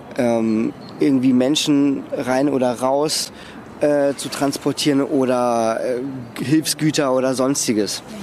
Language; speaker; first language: German; early bilingual, other home language; Russian